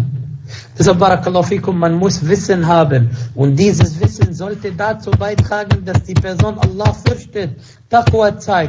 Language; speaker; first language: German; non-native, fluent; Arabic